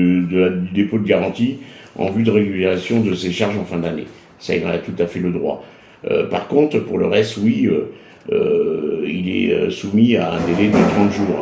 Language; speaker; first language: French; native; French